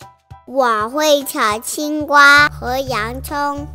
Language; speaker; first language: Chinese; early bilingual, heritage; Chinese